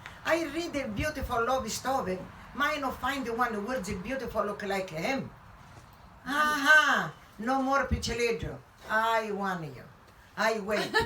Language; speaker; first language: English; non-native, learner; Italian